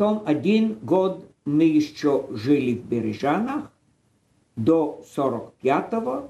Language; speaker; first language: Russian; non-native, fluent; Polish